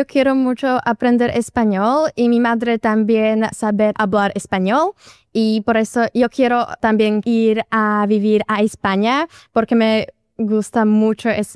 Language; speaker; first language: Spanish; non-native, learner; Slovak